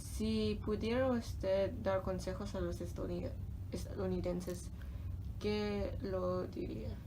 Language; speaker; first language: Spanish; non-native, learner; English